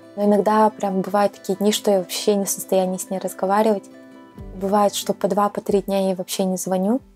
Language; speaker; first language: Russian; native; Russian